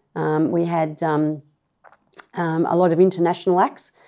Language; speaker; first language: English; native; English